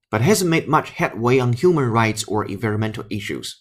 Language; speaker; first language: English; non-native, fluent; Chinese